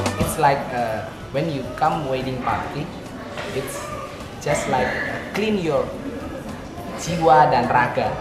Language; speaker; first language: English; non-native, learner; Indonesian